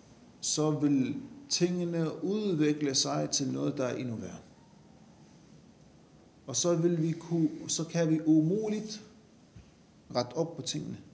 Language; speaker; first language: Danish; non-native, fluent; Arabic